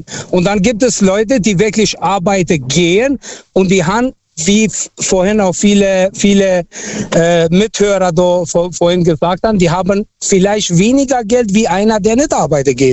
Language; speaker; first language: German; non-native, fluent; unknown